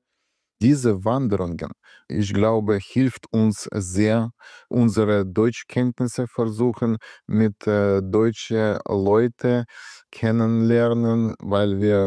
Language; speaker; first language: German; non-native, learner; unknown